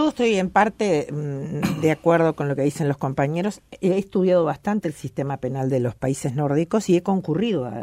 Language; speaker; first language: Spanish; native; Spanish